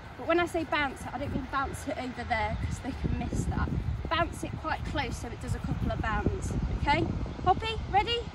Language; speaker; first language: English; native; English